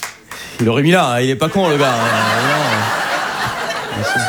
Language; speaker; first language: French; native; French